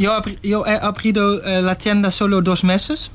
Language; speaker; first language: Spanish; non-native, learner; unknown